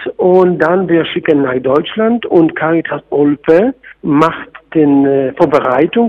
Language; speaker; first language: German; non-native, fluent; Polish